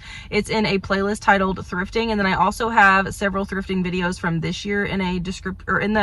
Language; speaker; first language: English; native; English